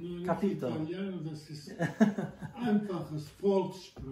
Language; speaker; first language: German; non-native, learner; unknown